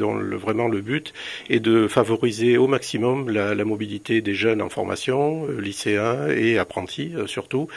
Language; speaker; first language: French; native; French